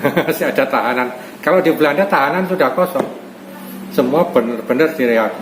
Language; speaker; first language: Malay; non-native, local second language; Javanese